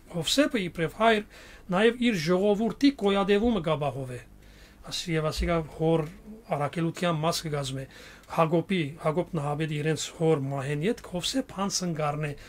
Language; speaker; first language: Armenian; native; Armenian